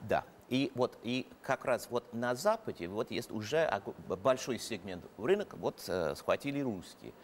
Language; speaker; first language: Russian; non-native, fluent; English